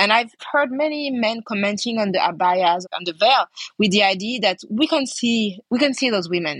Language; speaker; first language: English; non-native, fluent; French